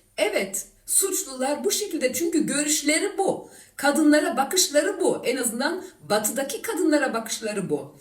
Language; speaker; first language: Turkish; native; Turkish